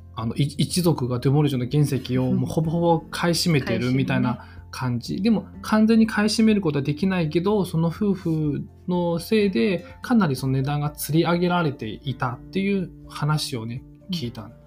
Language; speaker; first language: Japanese; non-native, fluent; Chinese